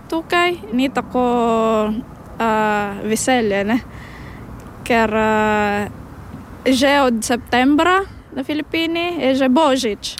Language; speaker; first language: Slovenian; non-native, learner; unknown